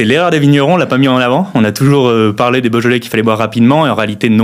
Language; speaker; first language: French; native; French